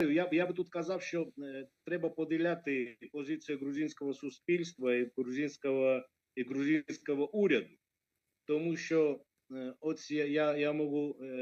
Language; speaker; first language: Ukrainian; non-native, fluent; Georgian